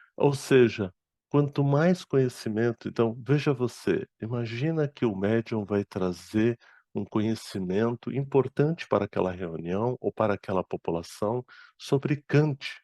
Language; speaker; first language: Portuguese; non-native, fluent; Arabic